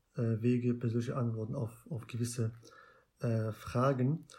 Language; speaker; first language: German; non-native, fluent; Arabic